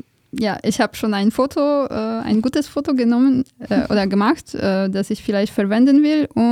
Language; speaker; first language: German; non-native, fluent; Polish